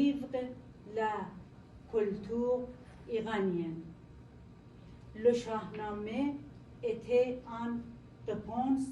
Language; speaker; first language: French; non-native, learner; Persian